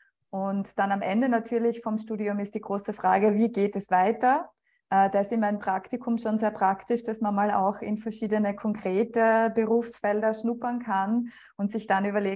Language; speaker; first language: German; native; German